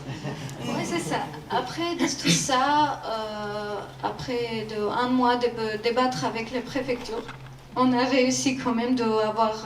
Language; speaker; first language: French; non-native, learner; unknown